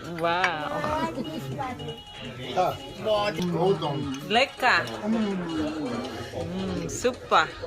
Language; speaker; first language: German; non-native, learner; Thai